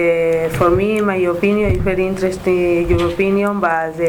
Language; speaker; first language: English; non-native, learner; Spanish